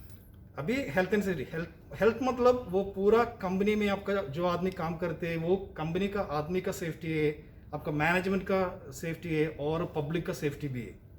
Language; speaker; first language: Hindi; non-native, local second language; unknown